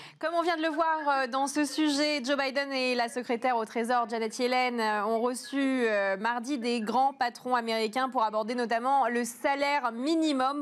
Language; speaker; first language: French; native; French